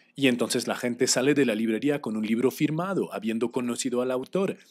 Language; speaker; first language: Spanish; non-native, fluent; English